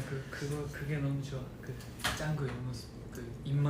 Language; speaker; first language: Korean; non-native, fluent; Japanese